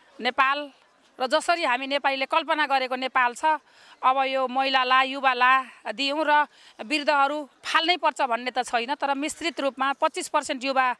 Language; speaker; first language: Nepali; native; Nepali